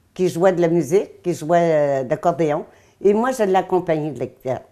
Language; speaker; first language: French; native; French